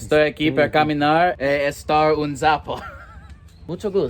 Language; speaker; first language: Spanish; non-native, learner; English